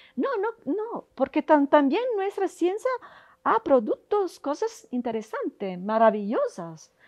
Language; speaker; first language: Spanish; non-native, fluent; Italian